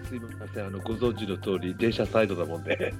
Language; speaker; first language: Japanese; native; Japanese